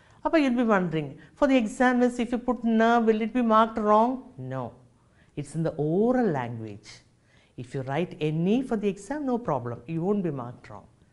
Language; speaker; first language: English; non-native, local second language; Malayalam